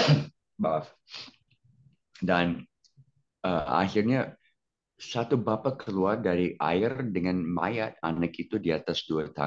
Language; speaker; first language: Indonesian; non-native, fluent; English